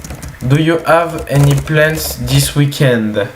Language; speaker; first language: English; non-native, learner; French